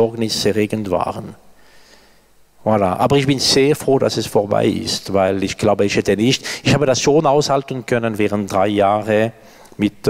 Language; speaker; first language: German; non-native, local second language; French